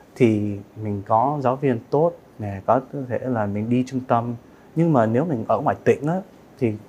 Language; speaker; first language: Vietnamese; early bilingual, heritage; Vietnamese